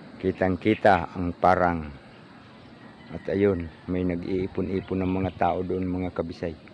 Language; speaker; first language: Filipino; native; Filipino